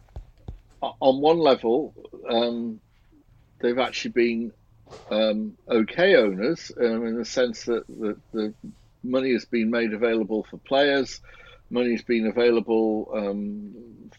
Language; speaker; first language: English; native; English